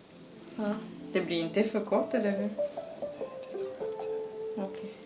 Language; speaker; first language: Swedish; non-native, fluent; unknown